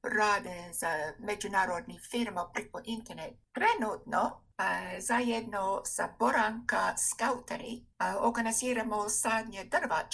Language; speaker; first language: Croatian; non-native, fluent; English